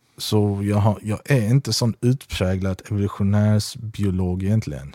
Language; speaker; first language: Swedish; early bilingual, other home language; Persian